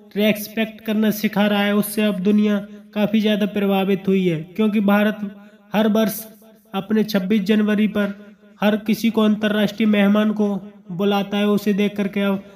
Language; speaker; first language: Hindi; native; Hindi